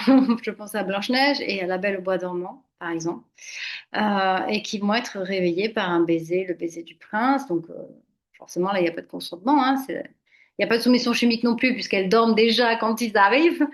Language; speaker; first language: French; native; French